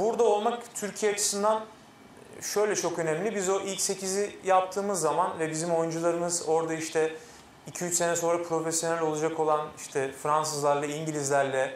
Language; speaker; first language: Turkish; native; Turkish